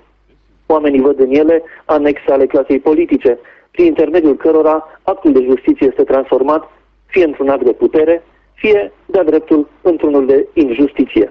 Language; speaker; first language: Romanian; native; Romanian